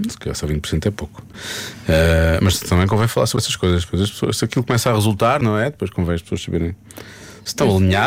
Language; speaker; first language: Portuguese; native; Portuguese